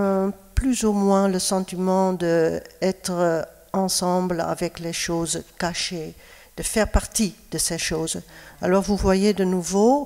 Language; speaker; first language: French; non-native, fluent; Dutch